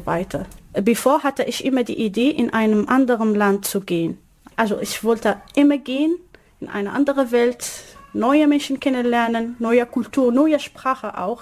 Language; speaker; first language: German; non-native, learner; Arabic